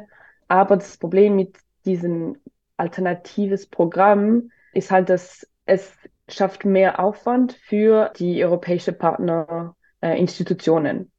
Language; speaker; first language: German; non-native, local second language; French